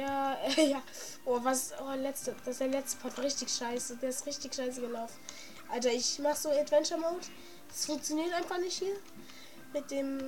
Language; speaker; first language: German; native; German